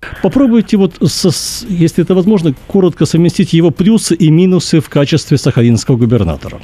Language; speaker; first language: Russian; native; Russian